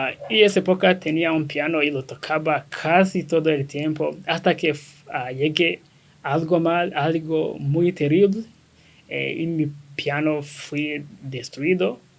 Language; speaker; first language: Spanish; non-native, learner; Kinyarwanda